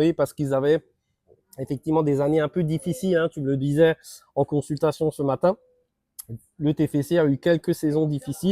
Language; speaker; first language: French; native; French